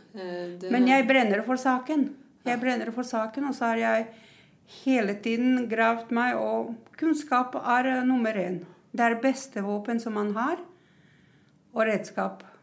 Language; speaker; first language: Norwegian; non-native, fluent; Croatian